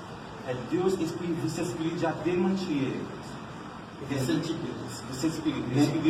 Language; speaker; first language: Portuguese; non-native, learner; Haitian Creole